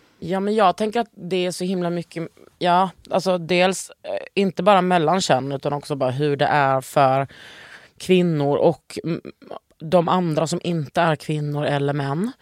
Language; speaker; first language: Swedish; native; Swedish